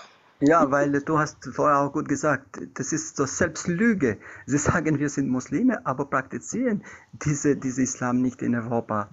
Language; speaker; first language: German; non-native, learner; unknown